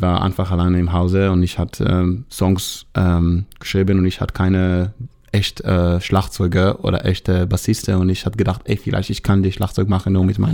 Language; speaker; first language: German; non-native, learner; Hebrew